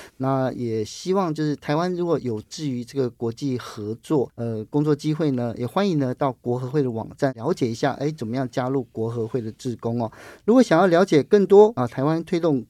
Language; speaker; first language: Chinese; native; Chinese